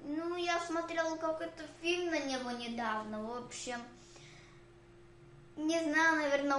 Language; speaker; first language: Russian; early bilingual, heritage; Russian